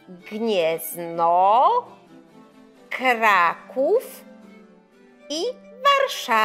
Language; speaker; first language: Polish; early bilingual, heritage; Polish